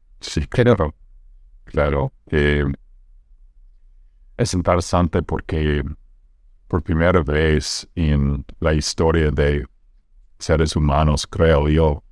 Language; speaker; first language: Spanish; non-native, fluent; English